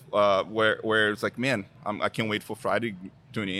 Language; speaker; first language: English; non-native, fluent; Portuguese